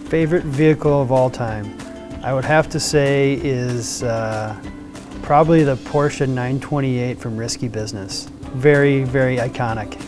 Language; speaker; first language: English; native; English